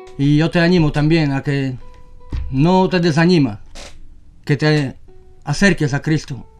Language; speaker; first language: Spanish; non-native, fluent; Polish